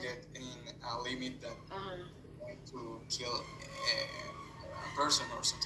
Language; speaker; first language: English; non-native, fluent; Spanish